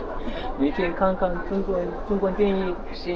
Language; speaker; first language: Chinese; non-native, learner; Amharic